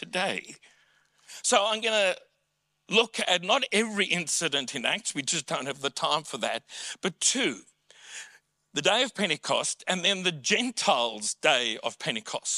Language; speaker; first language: English; native; English